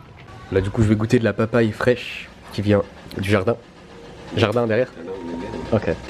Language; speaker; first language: French; native; French